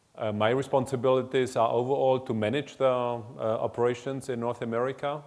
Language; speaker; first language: English; non-native, fluent; German